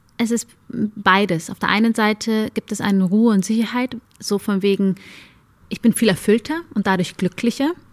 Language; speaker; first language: German; early bilingual, other home language; Amharic